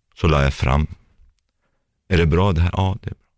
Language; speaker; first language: Swedish; non-native, fluent; Turkish